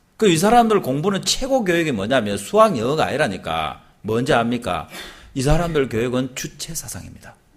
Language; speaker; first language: Korean; native; Korean